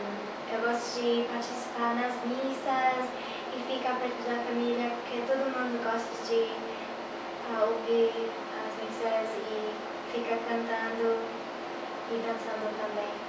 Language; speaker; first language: Portuguese; early bilingual, heritage; English